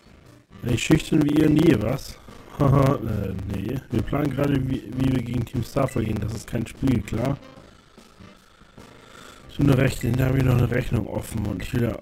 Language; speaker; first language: German; native; German